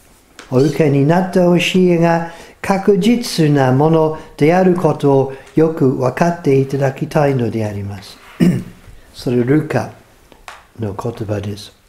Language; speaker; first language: Japanese; non-native, fluent; English